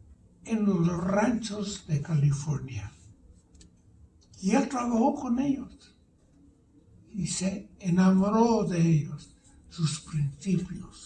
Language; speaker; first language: Spanish; early bilingual, heritage; Spanish